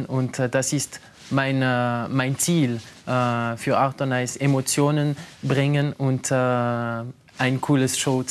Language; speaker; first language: German; non-native, local second language; French